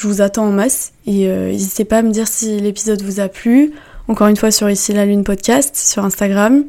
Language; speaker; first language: French; native; French